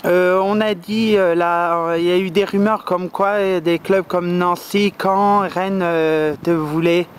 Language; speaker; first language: French; native; French